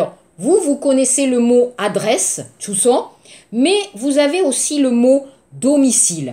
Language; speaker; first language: French; native; French